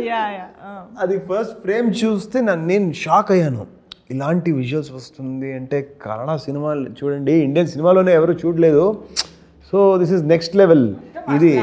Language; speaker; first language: Telugu; non-native, learner; Kannada